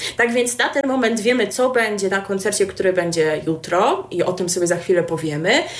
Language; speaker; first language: Polish; native; Polish